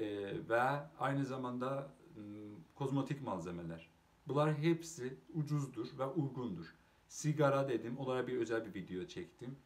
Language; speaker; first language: Turkish; non-native, local second language; Azerbaijani